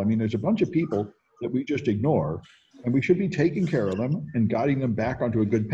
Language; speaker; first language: English; native; English